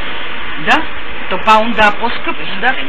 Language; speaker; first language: Bulgarian; native; Bulgarian